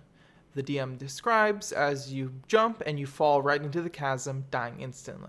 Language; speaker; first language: English; native; English